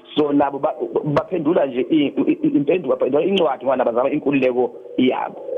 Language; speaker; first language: Zulu; native; Zulu